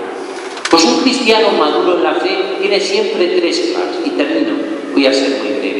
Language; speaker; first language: Spanish; native; Spanish